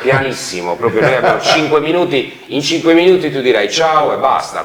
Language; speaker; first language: Italian; native; Italian